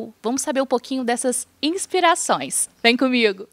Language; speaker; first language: Portuguese; native; Portuguese